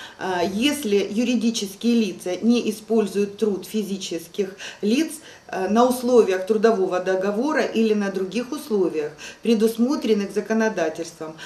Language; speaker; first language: Russian; native; Russian